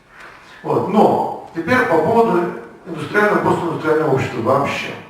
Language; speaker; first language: Russian; native; Russian